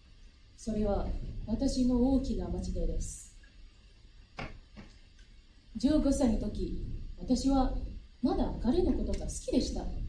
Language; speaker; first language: Japanese; non-native, fluent; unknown